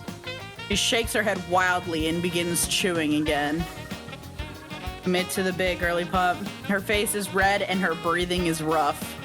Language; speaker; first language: English; native; English